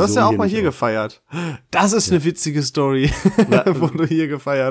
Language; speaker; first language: German; native; German